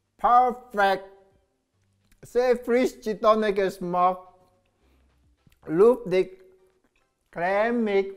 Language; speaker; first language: German; non-native, learner; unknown